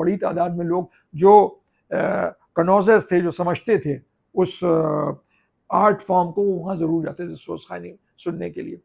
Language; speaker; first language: Urdu; native; Urdu